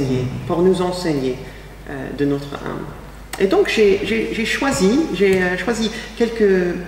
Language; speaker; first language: French; non-native, fluent; English